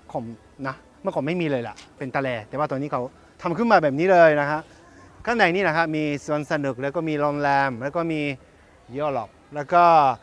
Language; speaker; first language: Thai; non-native, fluent; Japanese